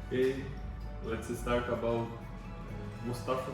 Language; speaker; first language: English; non-native, learner; Portuguese